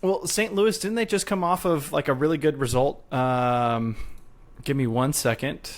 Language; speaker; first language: English; native; English